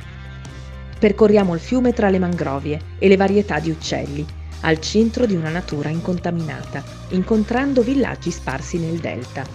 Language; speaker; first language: Italian; native; Italian